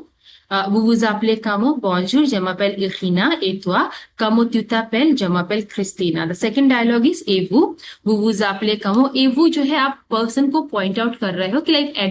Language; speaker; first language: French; non-native, fluent; Hindi